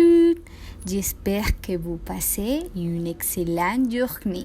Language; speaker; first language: French; non-native, learner; Spanish